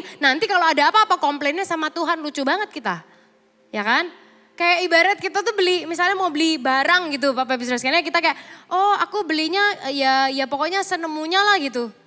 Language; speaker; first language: Indonesian; native; Indonesian